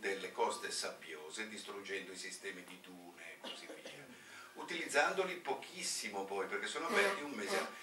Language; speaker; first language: Italian; native; Italian